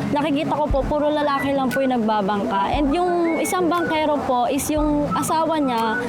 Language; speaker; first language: Filipino; native; Filipino